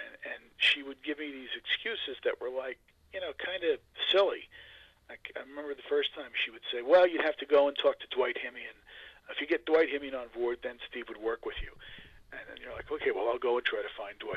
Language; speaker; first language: English; native; English